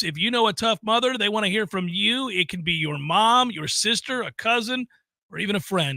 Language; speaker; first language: English; native; English